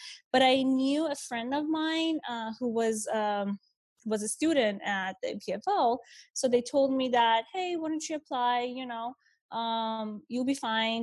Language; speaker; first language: English; non-native, fluent; Persian